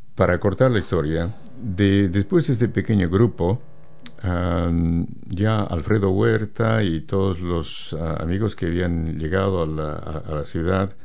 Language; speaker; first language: Spanish; native; Spanish